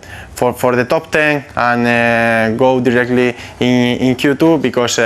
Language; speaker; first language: English; non-native, fluent; Spanish